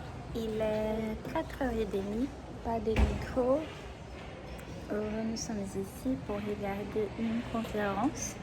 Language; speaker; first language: French; non-native, fluent; Portuguese